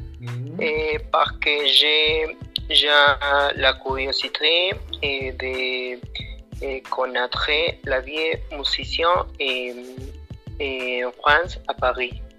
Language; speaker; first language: French; non-native, learner; Spanish